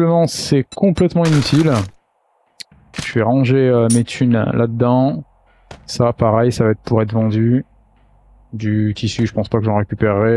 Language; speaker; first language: French; native; French